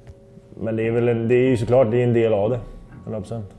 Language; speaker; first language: Swedish; native; Swedish